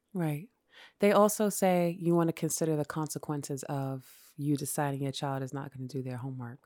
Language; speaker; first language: English; native; English